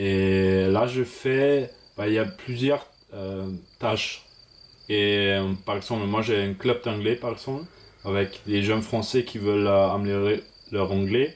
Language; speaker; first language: French; non-native, learner; German